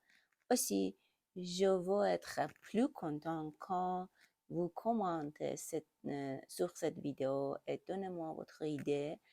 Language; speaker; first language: French; non-native, learner; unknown